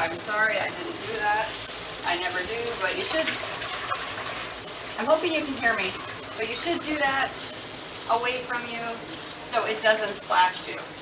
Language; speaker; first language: English; native; English